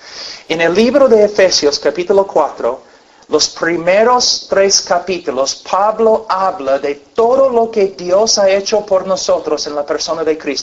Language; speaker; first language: Spanish; non-native, fluent; English